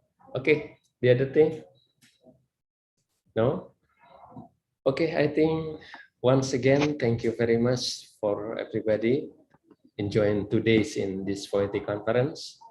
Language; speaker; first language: English; non-native, learner; Indonesian